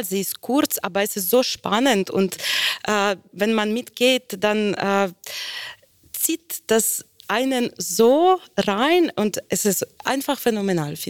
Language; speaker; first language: German; non-native, fluent; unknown